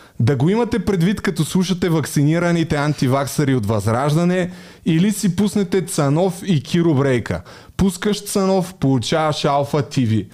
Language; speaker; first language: Bulgarian; native; Bulgarian